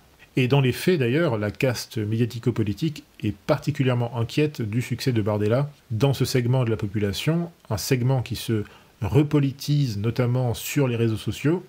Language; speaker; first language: French; native; French